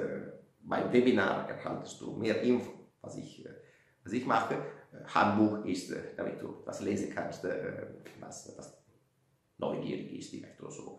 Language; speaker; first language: German; non-native, fluent; Italian